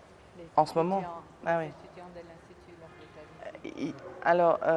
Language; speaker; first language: French; early bilingual, other home language; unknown